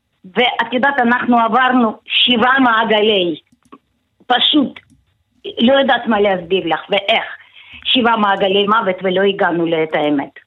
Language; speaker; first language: Hebrew; non-native, fluent; Russian